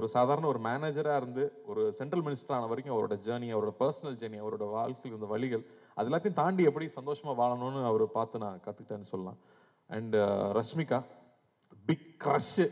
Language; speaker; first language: Tamil; native; Tamil